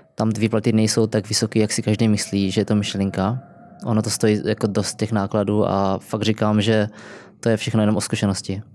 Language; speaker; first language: Czech; native; Czech